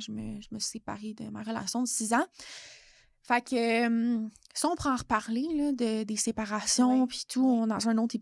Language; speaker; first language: French; native; French